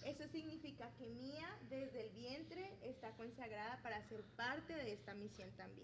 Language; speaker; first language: Spanish; native; Spanish